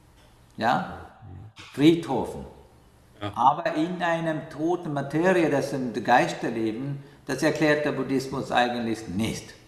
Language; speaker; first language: German; non-native, learner; Sinhala